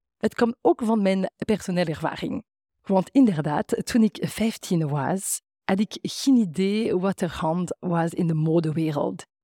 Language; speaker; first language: Dutch; non-native, fluent; French